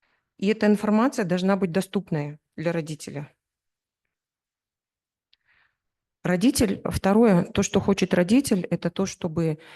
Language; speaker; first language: Russian; native; Russian